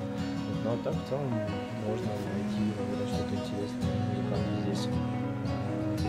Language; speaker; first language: Russian; native; Russian